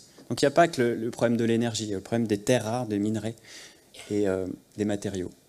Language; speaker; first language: French; native; French